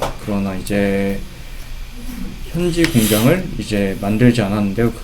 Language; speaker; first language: Korean; native; Korean